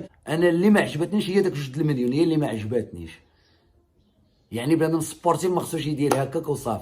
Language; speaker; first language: Arabic; native; Arabic